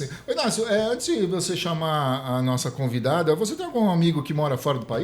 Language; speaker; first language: Portuguese; native; Portuguese